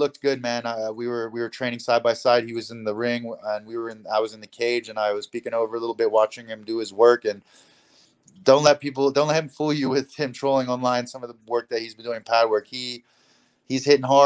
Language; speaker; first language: English; native; English